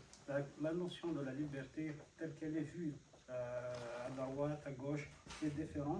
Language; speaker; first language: French; non-native, fluent; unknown